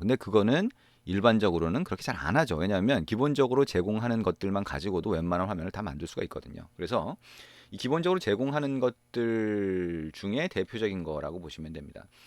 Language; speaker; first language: Korean; native; Korean